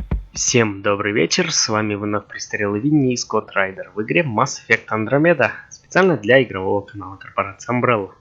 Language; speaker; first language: Russian; native; Russian